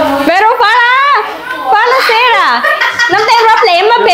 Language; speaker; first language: Portuguese; non-native, learner; Vietnamese